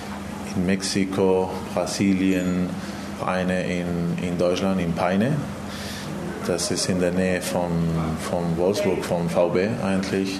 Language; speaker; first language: German; non-native, fluent; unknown